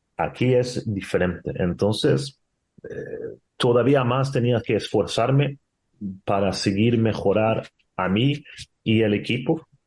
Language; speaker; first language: Spanish; non-native, fluent; Swedish